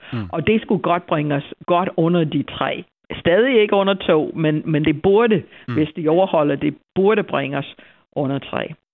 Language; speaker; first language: Danish; non-native, fluent; English